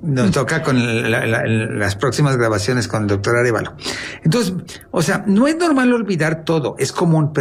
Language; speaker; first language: Spanish; native; Spanish